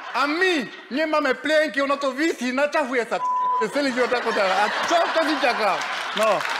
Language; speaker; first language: Slovak; non-native, fluent; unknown